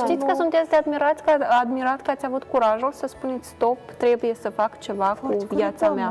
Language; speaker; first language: Romanian; native; Romanian